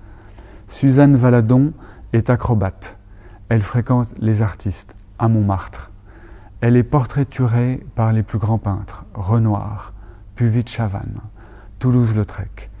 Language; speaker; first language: French; native; French